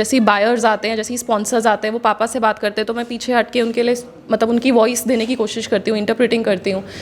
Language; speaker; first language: Hindi; non-native, local second language; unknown